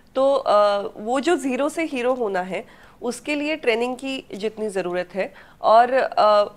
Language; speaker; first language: Hindi; non-native, local second language; Marathi